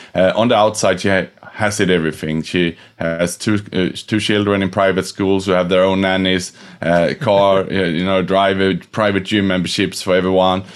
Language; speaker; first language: English; non-native, fluent; Swedish